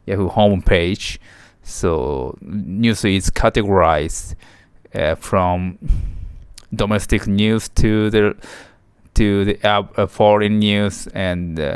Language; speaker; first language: English; non-native, learner; Japanese